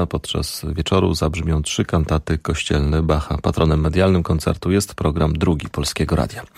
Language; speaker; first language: Polish; native; Polish